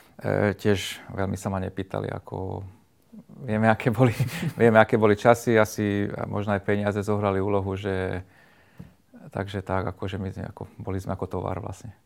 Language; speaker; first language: Slovak; non-native, local second language; Hungarian